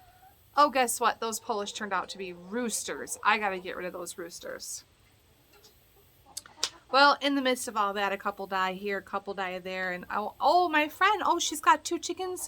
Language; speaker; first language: English; native; English